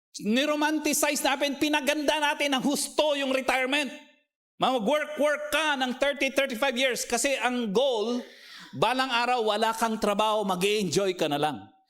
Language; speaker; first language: Filipino; non-native, local second language; Cebuano